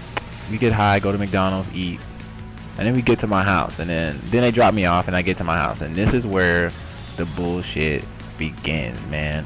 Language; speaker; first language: English; native; English